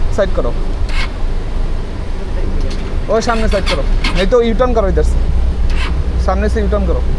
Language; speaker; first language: Hindi; non-native, learner; Bangla